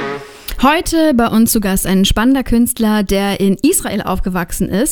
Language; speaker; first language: German; native; German